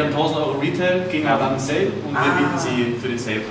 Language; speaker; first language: German; native; German